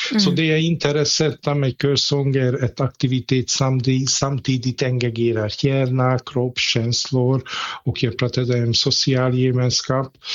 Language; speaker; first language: Swedish; non-native, fluent; Hungarian